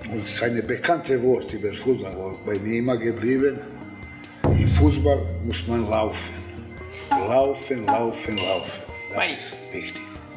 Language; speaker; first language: German; non-native, learner; Serbian